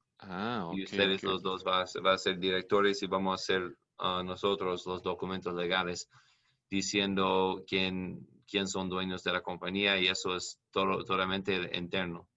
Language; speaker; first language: Spanish; non-native, learner; English